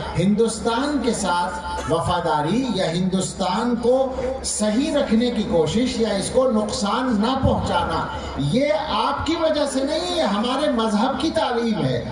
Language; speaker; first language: Urdu; native; Urdu